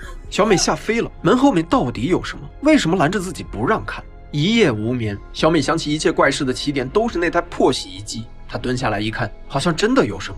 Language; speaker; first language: Chinese; native; Chinese